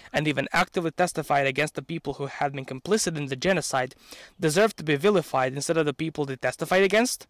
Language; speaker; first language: English; non-native, fluent; Serbian